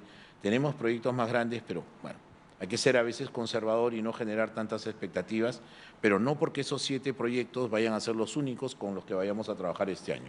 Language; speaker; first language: Spanish; native; Spanish